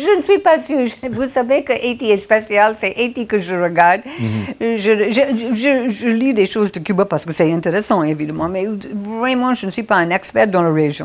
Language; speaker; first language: French; non-native, fluent; English